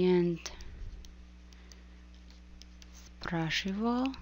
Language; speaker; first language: Russian; non-native, fluent; English